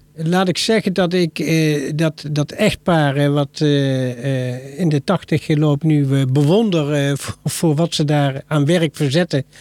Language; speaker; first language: Dutch; native; Dutch